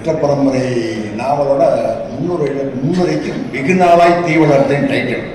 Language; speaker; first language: Tamil; native; Tamil